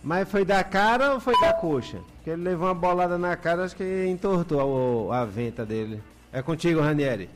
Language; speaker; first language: Portuguese; native; Portuguese